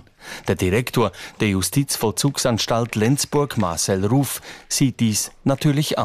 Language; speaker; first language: German; native; German